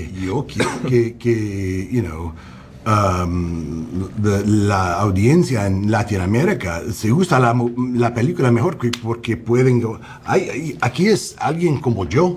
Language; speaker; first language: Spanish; non-native, learner; English